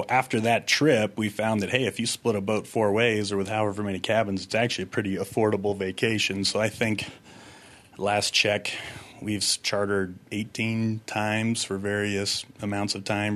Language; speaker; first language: English; native; English